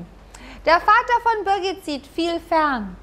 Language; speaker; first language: German; non-native, fluent; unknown